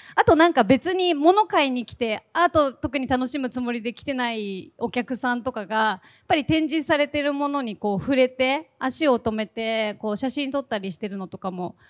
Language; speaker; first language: Japanese; native; Japanese